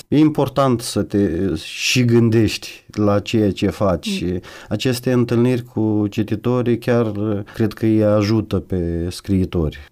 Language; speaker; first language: Romanian; native; Romanian